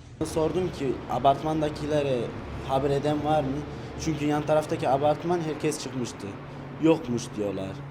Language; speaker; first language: Turkish; non-native, fluent; Arabic